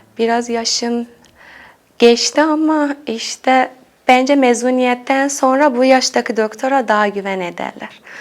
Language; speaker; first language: Turkish; non-native, fluent; Persian